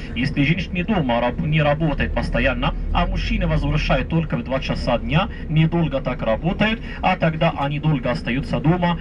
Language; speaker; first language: Russian; non-native, fluent; Arabic